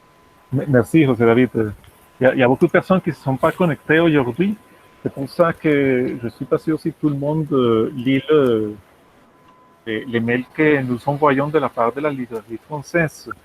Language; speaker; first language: French; non-native, fluent; Spanish